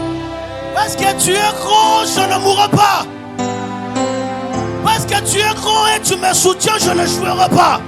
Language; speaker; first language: French; non-native, local second language; Lingala